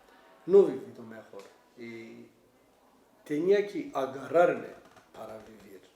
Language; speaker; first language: Spanish; non-native, learner; Kurdish